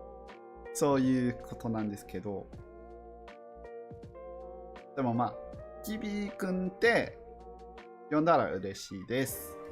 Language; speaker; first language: Japanese; non-native, learner; English